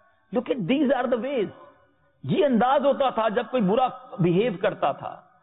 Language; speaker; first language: English; non-native, local second language; Urdu